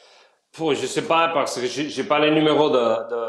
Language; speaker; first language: French; non-native, fluent; Spanish